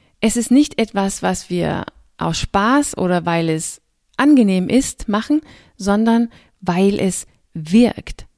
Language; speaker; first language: German; non-native, fluent; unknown